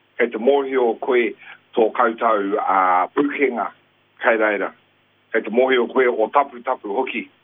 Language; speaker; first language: Māori; non-native, local second language; English